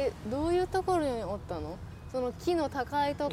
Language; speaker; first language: Japanese; non-native, learner; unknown